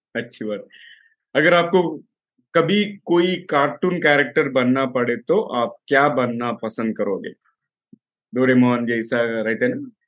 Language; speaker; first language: Hindi; native; Hindi